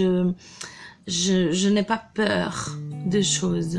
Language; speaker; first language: French; non-native, fluent; Portuguese